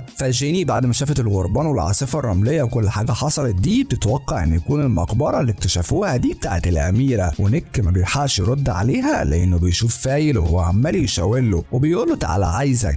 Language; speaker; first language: Arabic; native; Arabic